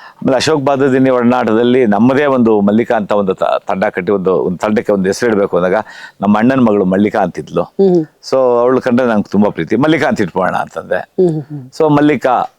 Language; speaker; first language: Kannada; native; Kannada